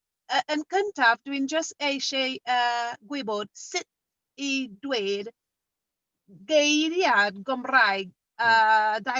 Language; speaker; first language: Welsh; non-native, learner; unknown